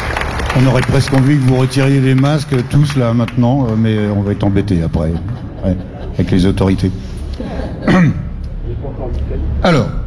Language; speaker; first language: French; native; French